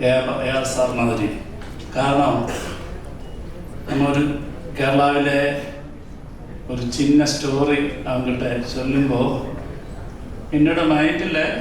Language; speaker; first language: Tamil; non-native, learner; Malayalam